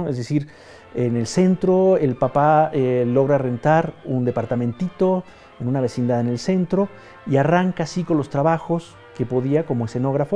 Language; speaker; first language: Spanish; native; Spanish